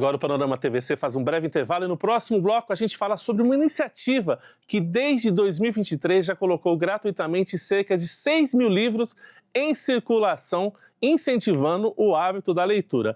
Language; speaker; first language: Portuguese; native; Portuguese